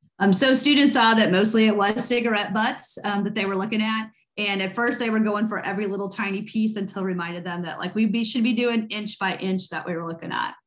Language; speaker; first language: English; native; English